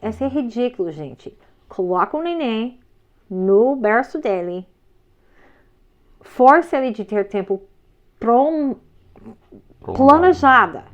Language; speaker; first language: Portuguese; non-native, fluent; English